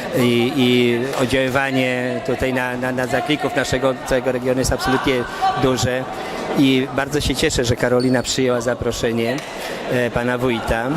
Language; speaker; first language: Polish; native; Polish